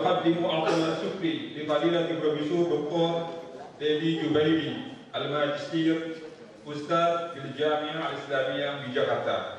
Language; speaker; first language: Arabic; non-native, fluent; Indonesian